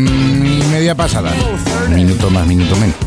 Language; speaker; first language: Spanish; native; Spanish